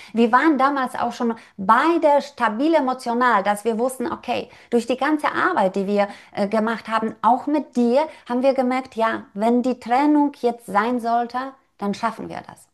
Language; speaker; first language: German; non-native, fluent; Polish